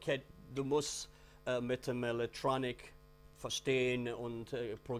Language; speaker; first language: German; non-native, learner; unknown